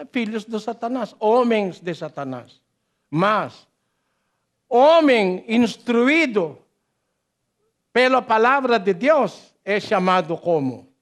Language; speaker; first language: Portuguese; non-native, learner; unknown